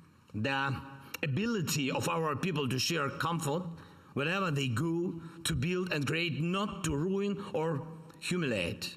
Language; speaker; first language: English; non-native, fluent; Ukrainian